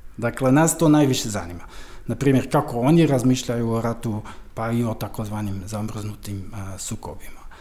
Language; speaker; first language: Croatian; non-native, fluent; Dutch